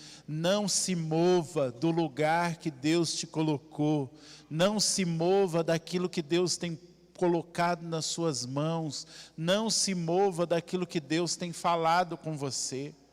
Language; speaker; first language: Portuguese; native; Portuguese